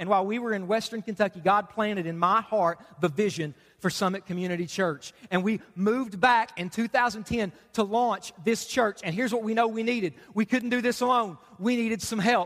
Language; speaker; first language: English; native; English